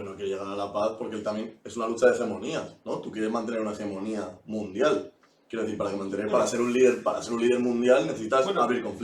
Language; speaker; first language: Spanish; native; Spanish